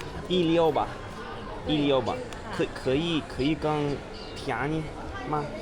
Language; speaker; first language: Chinese; non-native, learner; English